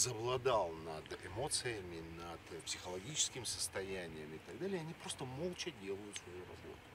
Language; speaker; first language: Russian; native; Russian